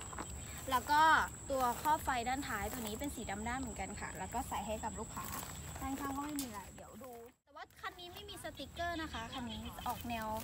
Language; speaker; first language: Thai; native; Thai